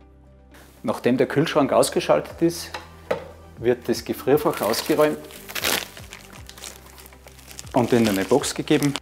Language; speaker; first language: German; native; German